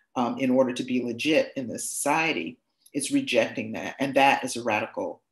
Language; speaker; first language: English; native; English